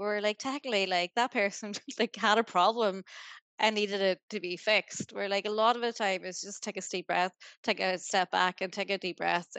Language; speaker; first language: English; native; English